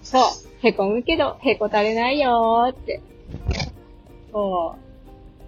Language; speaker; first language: Japanese; native; Japanese